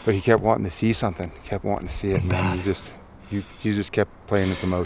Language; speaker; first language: English; native; English